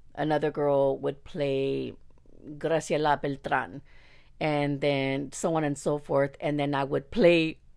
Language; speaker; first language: English; early bilingual, other home language; Spanish